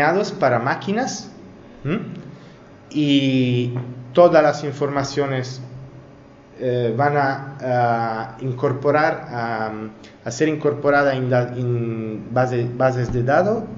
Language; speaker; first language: Spanish; non-native, learner; Italian